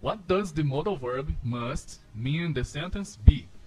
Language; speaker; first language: English; non-native, fluent; Portuguese